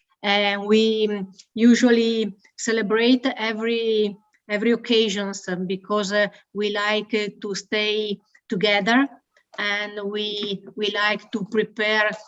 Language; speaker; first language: English; non-native, learner; Italian